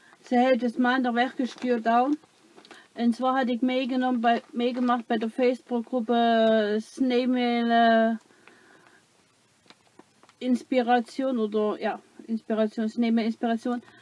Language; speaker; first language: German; non-native, learner; Dutch